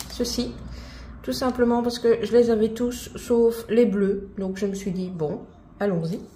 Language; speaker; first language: French; native; French